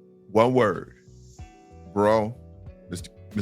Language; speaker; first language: English; native; English